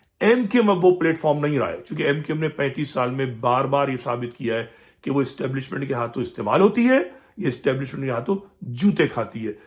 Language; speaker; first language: Urdu; native; Urdu